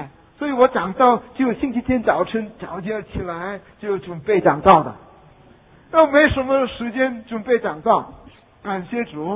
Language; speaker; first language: Chinese; non-native, fluent; Korean